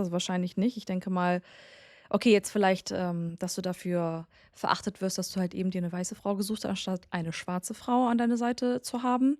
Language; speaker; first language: German; native; German